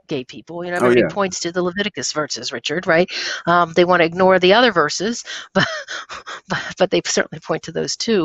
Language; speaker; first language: English; native; English